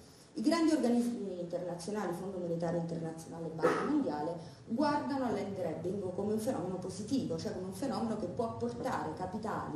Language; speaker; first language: Italian; native; Italian